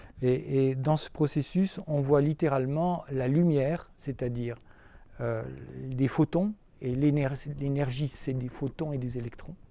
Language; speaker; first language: French; native; French